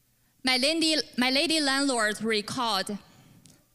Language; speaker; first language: English; non-native, fluent; Chinese